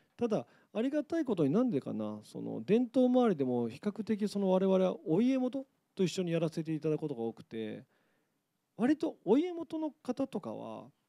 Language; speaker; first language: Japanese; native; Japanese